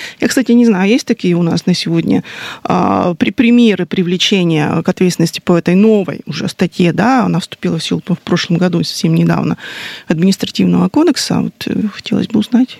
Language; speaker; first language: Russian; native; Russian